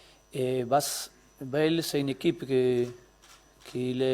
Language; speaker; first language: French; non-native, learner; Spanish